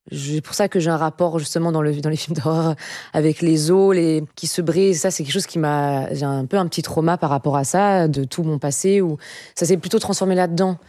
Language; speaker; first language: French; native; French